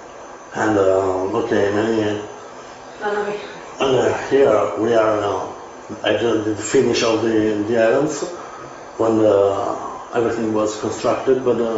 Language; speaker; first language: English; non-native, learner; Italian